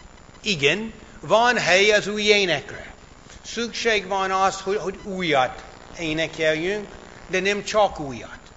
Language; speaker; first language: Hungarian; non-native, fluent; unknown